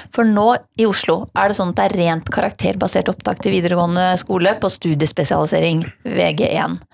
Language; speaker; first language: Norwegian; native; Norwegian